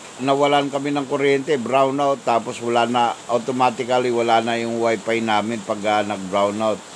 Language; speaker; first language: Filipino; non-native, local second language; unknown